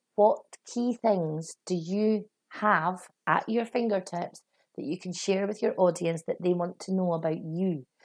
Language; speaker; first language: English; native; English